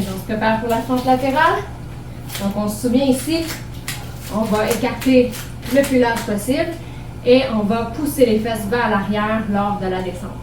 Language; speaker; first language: French; native; French